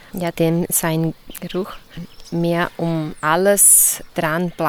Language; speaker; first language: German; non-native, learner; Portuguese